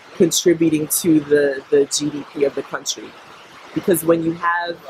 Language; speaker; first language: English; native; English